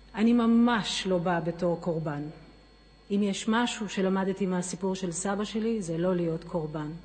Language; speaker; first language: Hebrew; native; Hebrew